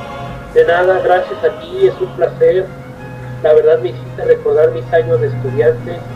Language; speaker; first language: Spanish; native; Spanish